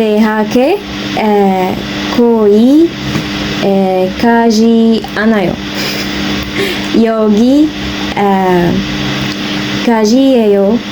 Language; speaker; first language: Korean; non-native, learner; Arabic